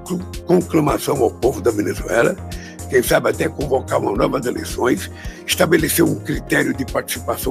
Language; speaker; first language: Portuguese; native; Portuguese